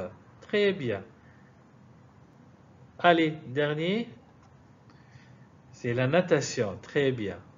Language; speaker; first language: French; non-native, fluent; Arabic